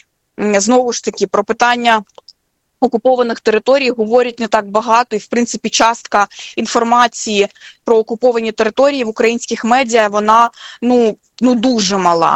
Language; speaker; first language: Ukrainian; native; Ukrainian